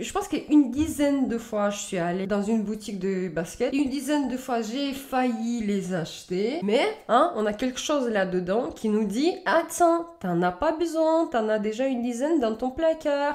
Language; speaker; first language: French; native; French